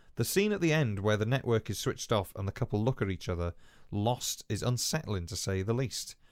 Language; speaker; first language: English; non-native, local second language; Welsh